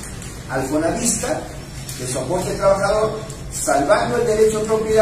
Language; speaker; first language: Spanish; native; Spanish